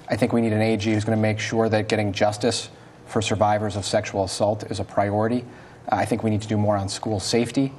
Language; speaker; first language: English; native; English